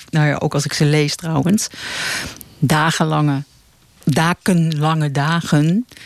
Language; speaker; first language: Dutch; native; Dutch